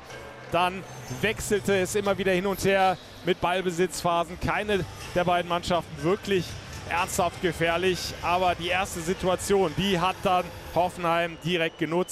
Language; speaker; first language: German; native; German